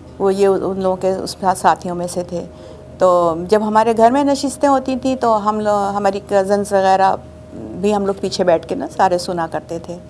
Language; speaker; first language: Urdu; native; Urdu